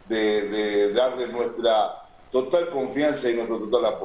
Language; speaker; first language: Spanish; native; Spanish